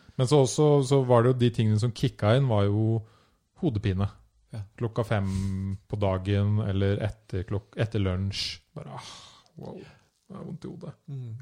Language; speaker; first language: Norwegian; native; Norwegian